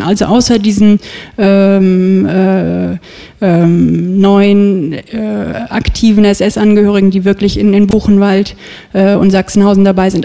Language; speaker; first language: German; native; German